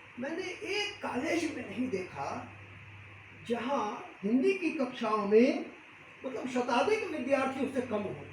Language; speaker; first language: Hindi; native; Hindi